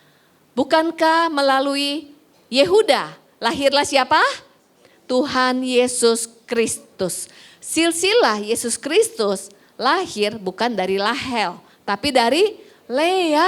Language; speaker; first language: Indonesian; native; Indonesian